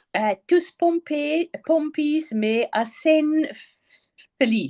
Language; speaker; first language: Spanish; non-native, learner; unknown